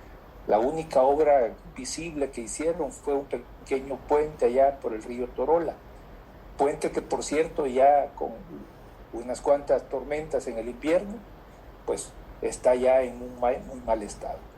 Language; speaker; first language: Spanish; native; Spanish